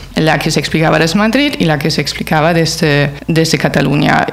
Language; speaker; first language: Spanish; non-native, fluent; German